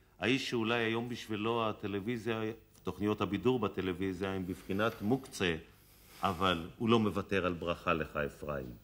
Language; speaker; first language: Hebrew; native; Hebrew